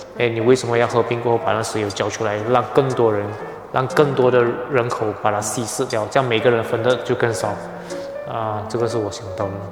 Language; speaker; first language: Chinese; native; Chinese